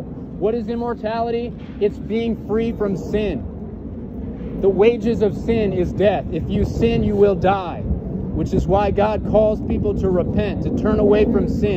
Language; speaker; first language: English; native; English